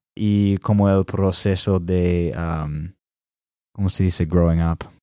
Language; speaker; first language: Spanish; non-native, learner; English